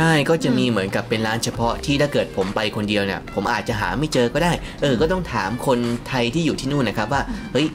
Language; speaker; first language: Thai; native; Thai